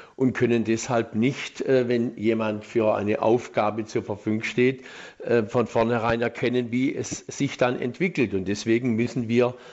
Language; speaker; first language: German; native; German